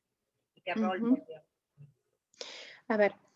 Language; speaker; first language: Spanish; native; Spanish